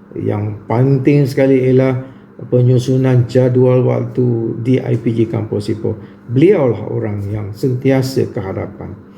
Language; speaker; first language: Malay; native; Malay